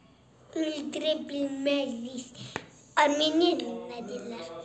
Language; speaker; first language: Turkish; non-native, learner; Azerbaijani